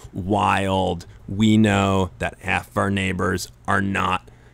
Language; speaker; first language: English; native; English